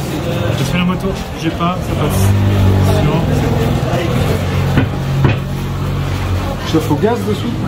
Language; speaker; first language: French; native; French